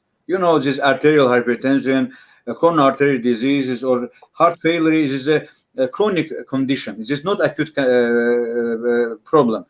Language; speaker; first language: English; non-native, learner; Russian